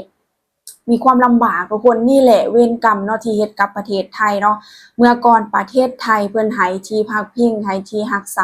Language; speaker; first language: Thai; non-native, local second language; Lao